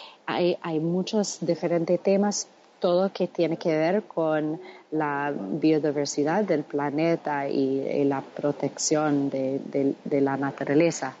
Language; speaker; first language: Spanish; non-native, fluent; English